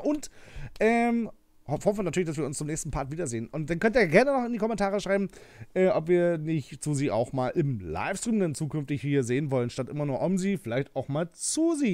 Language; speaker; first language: German; native; German